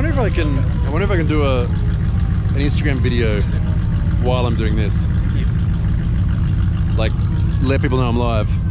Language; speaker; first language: English; native; English